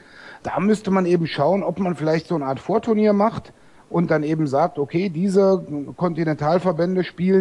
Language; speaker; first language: German; native; German